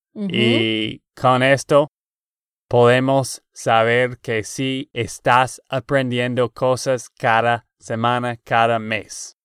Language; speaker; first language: Spanish; non-native, fluent; English